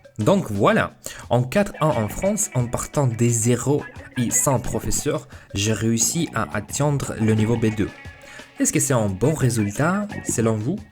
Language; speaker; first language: French; non-native, fluent; Russian